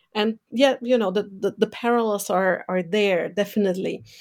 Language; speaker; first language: English; non-native, fluent; Romanian